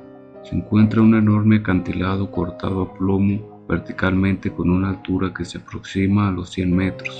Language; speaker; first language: Spanish; native; Spanish